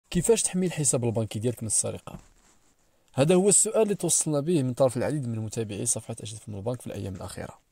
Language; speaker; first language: Arabic; native; Arabic